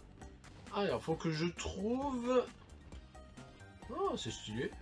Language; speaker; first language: French; native; French